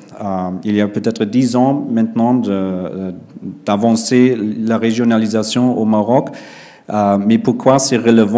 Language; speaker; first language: French; non-native, fluent; German